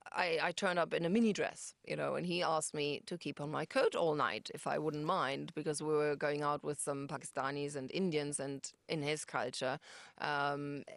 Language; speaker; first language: English; non-native, fluent; German